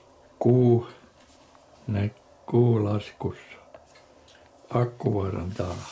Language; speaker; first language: Finnish; native; Finnish